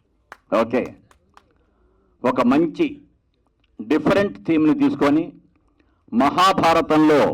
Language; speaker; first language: Telugu; native; Telugu